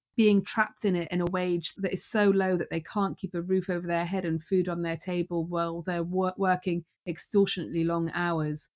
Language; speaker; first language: English; native; English